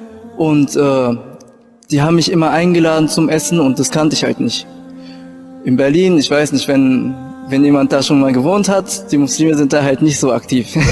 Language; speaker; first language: German; early bilingual, other home language; Japanese